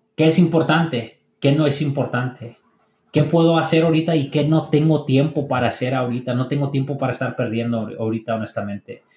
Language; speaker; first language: Spanish; early bilingual, heritage; English